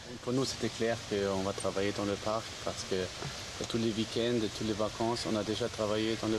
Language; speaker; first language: French; non-native, fluent; German